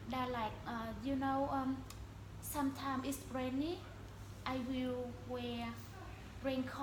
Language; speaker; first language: English; non-native, learner; Vietnamese